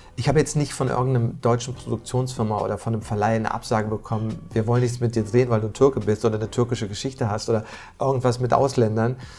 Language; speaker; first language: German; early bilingual, other home language; Turkish